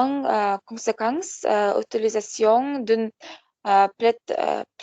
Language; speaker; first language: French; non-native, learner; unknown